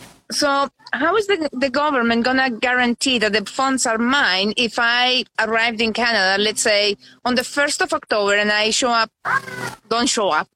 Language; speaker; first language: English; non-native, fluent; Spanish